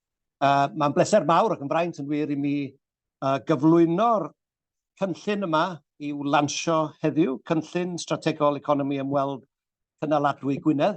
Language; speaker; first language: Welsh; native; Welsh